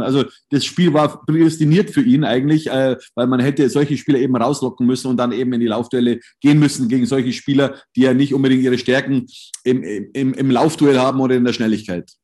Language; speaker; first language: German; native; German